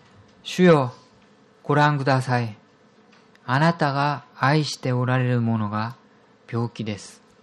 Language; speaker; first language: Japanese; non-native, fluent; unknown